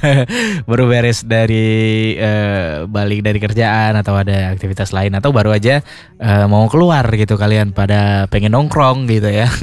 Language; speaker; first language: Indonesian; native; Indonesian